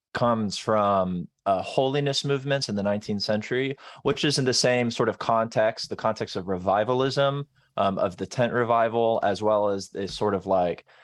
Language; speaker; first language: English; native; English